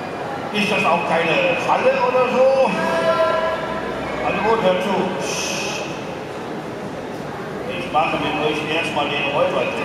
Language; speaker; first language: German; native; German